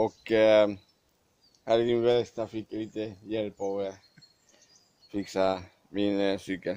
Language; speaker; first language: Swedish; non-native, learner; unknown